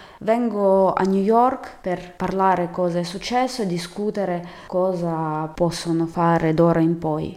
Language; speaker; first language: Italian; non-native, fluent; Russian